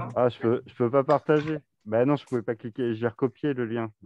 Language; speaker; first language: French; native; French